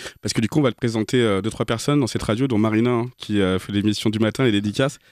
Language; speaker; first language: French; native; French